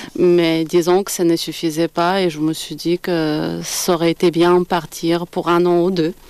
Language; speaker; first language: French; non-native, fluent; Ukrainian